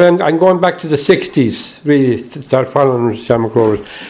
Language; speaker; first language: English; native; English